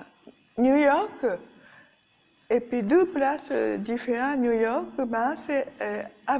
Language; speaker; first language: French; non-native, learner; Japanese